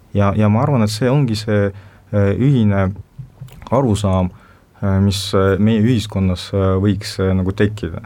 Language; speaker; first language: Estonian; non-native, local second language; Russian